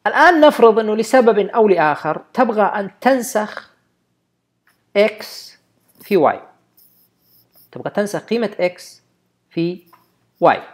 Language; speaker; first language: Arabic; native; Arabic